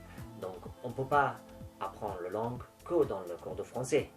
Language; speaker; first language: French; non-native, fluent; Persian